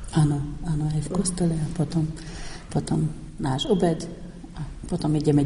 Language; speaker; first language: Slovak; non-native, local second language; Hungarian